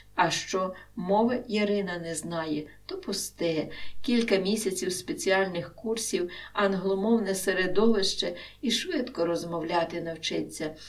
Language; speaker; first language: Ukrainian; native; Ukrainian